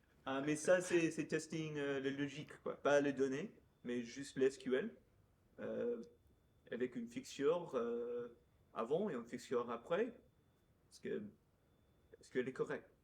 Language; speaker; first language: French; non-native, fluent; English